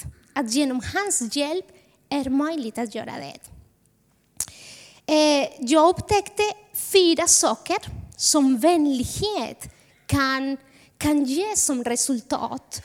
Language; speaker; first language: Swedish; non-native, fluent; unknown